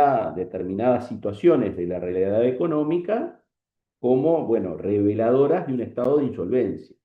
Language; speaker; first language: Spanish; native; Spanish